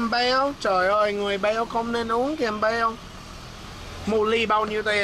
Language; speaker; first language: Vietnamese; non-native, learner; English